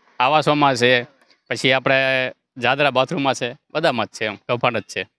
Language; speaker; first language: Gujarati; non-native, local second language; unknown